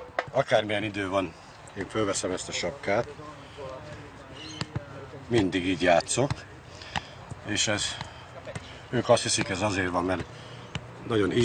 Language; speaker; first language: Hungarian; early bilingual, other home language; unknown